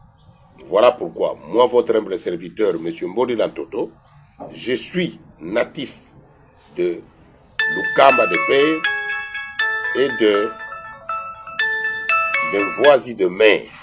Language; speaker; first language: French; non-native, local second language; Kongo